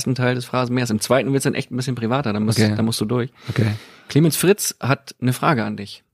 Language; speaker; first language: German; native; German